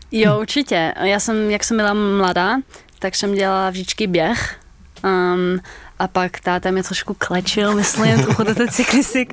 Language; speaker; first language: Czech; early bilingual, heritage; Dutch